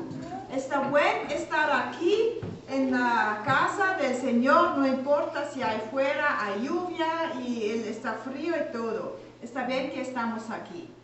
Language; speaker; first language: Spanish; non-native, learner; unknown